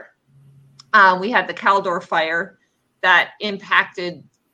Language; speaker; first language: English; native; English